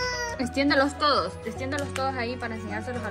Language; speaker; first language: Spanish; native; Spanish